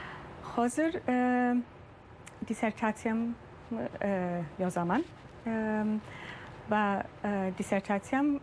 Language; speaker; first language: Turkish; early bilingual, heritage; German